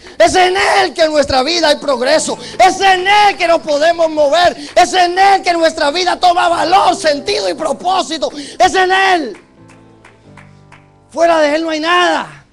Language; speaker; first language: Spanish; native; Spanish